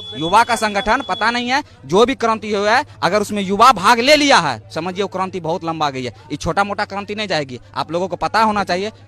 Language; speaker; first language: Hindi; native; Hindi